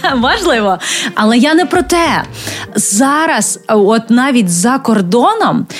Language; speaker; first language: Ukrainian; non-native, local second language; Russian